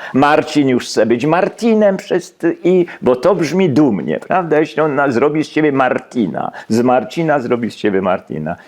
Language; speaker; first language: Polish; native; Polish